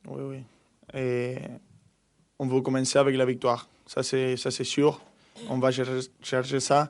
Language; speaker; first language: French; non-native, fluent; Spanish